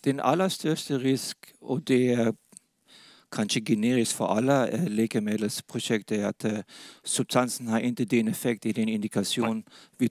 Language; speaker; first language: Swedish; non-native, fluent; Danish